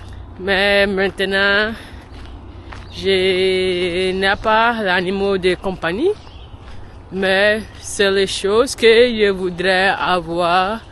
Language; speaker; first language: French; non-native, learner; English